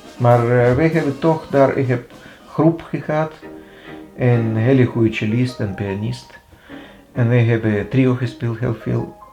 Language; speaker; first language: Dutch; non-native, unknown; Russian